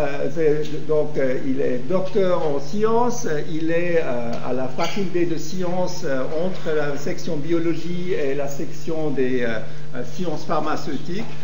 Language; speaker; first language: French; native; French